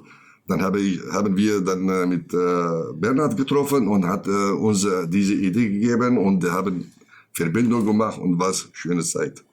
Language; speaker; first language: German; non-native, learner; Kurdish